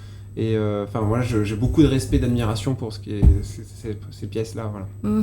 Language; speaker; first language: French; native; French